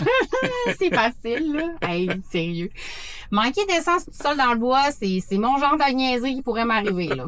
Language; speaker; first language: French; native; French